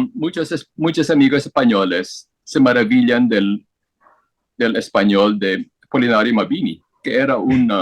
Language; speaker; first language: Spanish; non-native, fluent; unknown